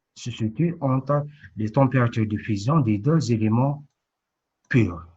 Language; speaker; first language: French; non-native, local second language; Arabic